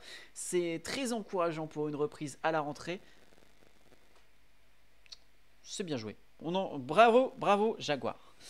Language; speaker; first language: French; native; French